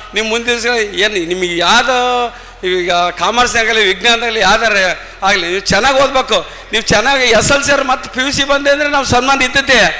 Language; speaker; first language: Kannada; native; Kannada